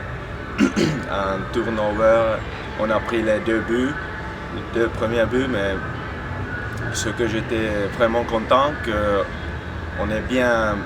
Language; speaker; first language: French; non-native, fluent; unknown